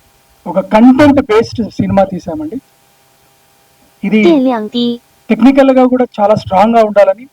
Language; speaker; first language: Telugu; native; Telugu